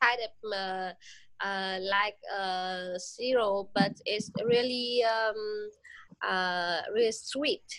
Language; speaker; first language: English; non-native, learner; Vietnamese